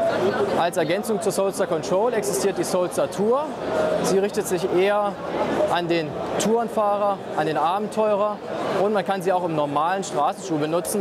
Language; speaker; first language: German; native; German